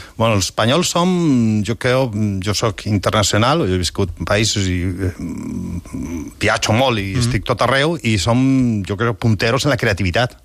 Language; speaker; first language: Catalan; non-native, local second language; Spanish